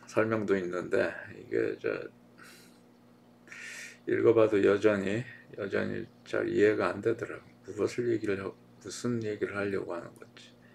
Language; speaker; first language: Korean; native; Korean